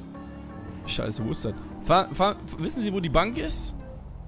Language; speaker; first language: German; native; German